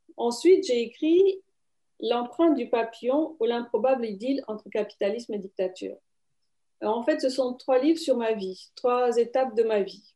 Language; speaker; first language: French; non-native, fluent; Romanian